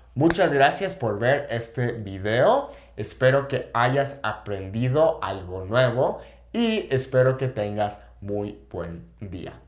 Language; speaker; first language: Spanish; non-native, fluent; English